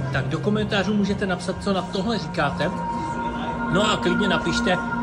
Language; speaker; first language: Czech; native; Czech